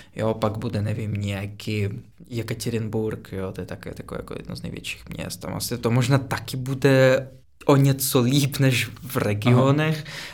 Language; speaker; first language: Czech; non-native, fluent; Russian